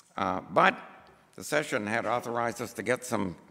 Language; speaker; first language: English; native; English